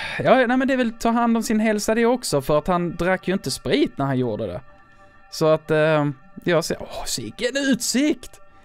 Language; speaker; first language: Swedish; native; Swedish